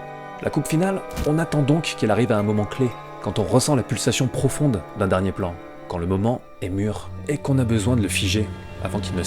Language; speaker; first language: French; native; French